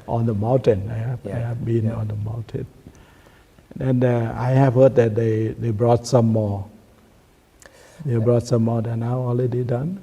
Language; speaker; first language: English; non-native, learner; Thai